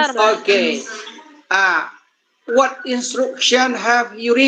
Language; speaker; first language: English; non-native, learner; Indonesian